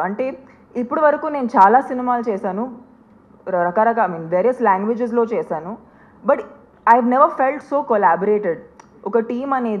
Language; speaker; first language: Telugu; non-native, fluent; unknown